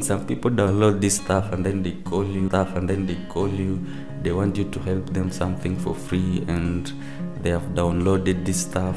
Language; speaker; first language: English; non-native, local second language; Swahili